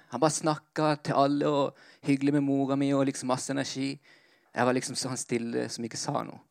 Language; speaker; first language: Norwegian; early bilingual, other home language; Spanish